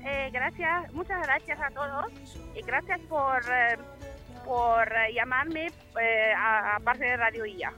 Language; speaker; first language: Spanish; non-native, fluent; Arabic